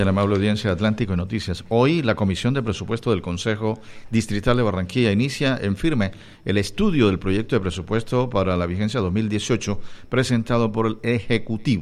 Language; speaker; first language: Spanish; native; Spanish